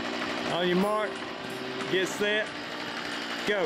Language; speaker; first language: English; native; English